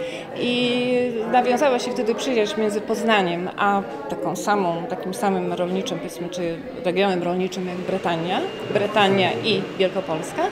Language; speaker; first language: Polish; native; Polish